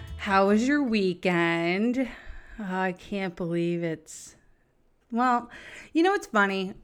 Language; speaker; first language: English; native; English